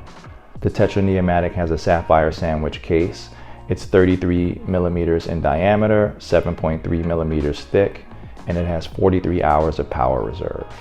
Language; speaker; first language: English; native; English